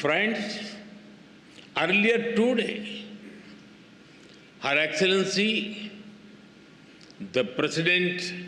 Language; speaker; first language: English; non-native, local second language; Hindi